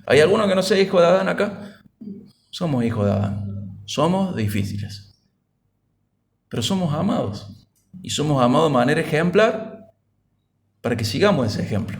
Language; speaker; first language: Spanish; native; Spanish